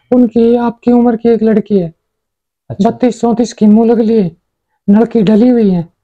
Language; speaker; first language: Hindi; native; Hindi